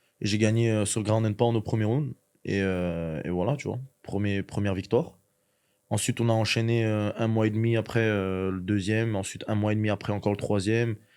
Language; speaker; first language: French; early bilingual, other home language; Chechen